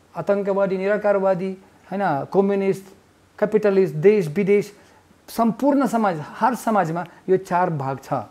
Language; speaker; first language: Nepali; non-native, fluent; Russian